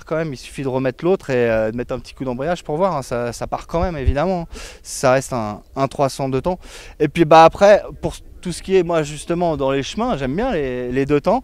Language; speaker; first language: French; native; French